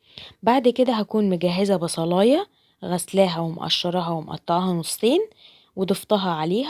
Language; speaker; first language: Arabic; native; Arabic